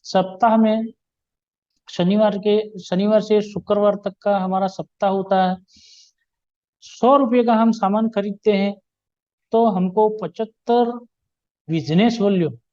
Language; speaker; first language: Hindi; non-native, local second language; Gujarati